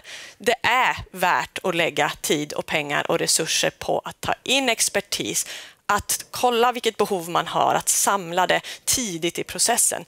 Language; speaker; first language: Swedish; native; Swedish